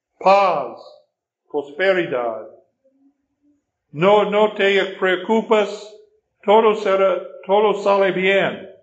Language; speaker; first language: Spanish; non-native, fluent; English